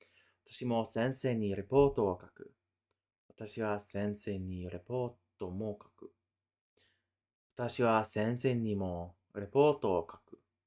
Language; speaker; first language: Japanese; non-native, fluent; English